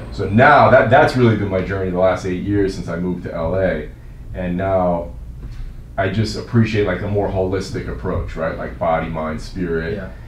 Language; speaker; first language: English; native; English